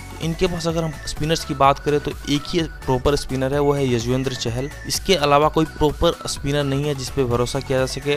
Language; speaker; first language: Hindi; native; Hindi